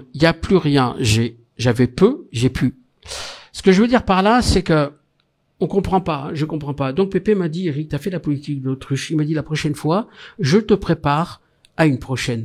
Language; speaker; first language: French; native; French